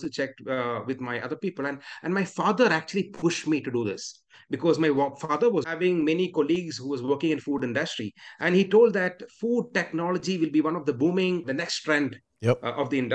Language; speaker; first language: English; non-native, local second language; Malayalam